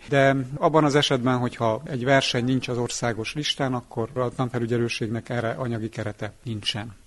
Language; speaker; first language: Hungarian; native; Hungarian